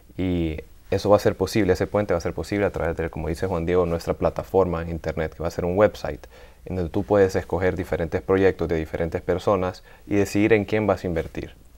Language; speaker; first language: Spanish; native; Spanish